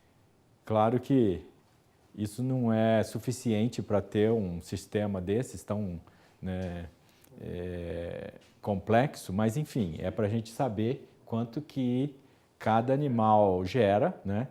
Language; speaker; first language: Portuguese; native; Portuguese